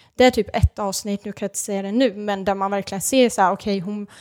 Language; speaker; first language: Swedish; native; Swedish